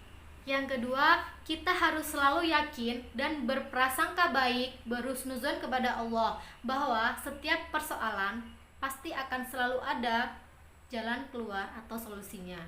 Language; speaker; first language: Indonesian; native; Indonesian